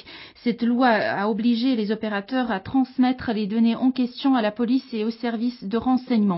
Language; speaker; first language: French; native; French